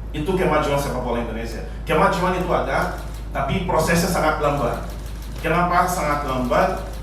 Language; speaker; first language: Indonesian; non-native, fluent; Portuguese